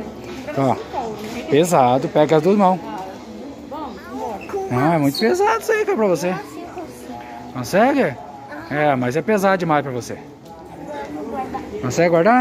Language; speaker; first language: Portuguese; native; Portuguese